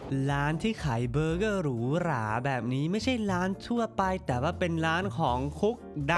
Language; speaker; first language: Thai; non-native, fluent; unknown